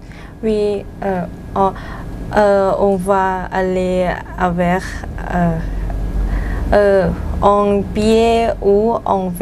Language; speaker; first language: French; non-native, learner; Thai